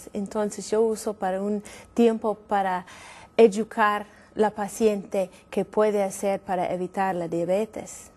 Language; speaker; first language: Spanish; non-native, fluent; English